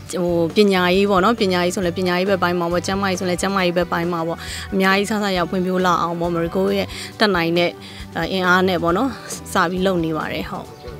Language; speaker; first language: Burmese; non-native, local second language; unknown